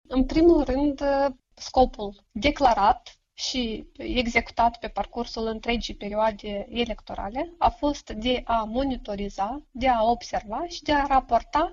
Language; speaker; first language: Romanian; native; Romanian